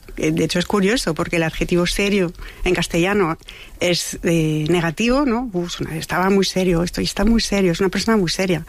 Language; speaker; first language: Spanish; non-native, fluent; French